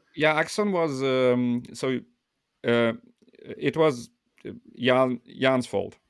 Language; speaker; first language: English; non-native, fluent; Russian